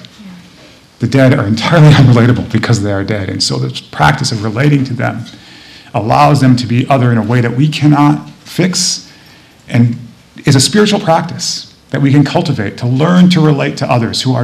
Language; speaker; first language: English; native; English